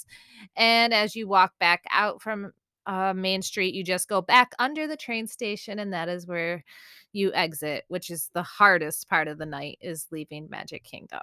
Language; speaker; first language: English; native; English